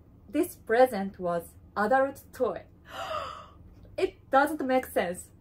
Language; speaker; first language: English; non-native, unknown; Japanese